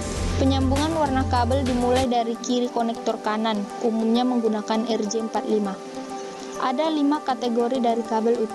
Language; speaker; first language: Indonesian; native; Indonesian